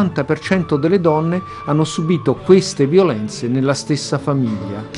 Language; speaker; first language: Italian; native; Italian